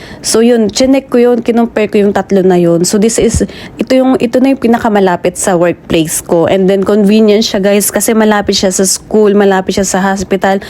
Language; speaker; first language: Filipino; native; Filipino